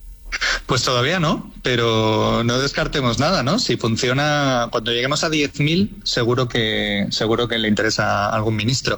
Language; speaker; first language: Spanish; native; Spanish